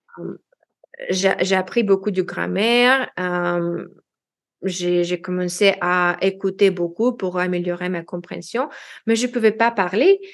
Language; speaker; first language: French; non-native, learner; Russian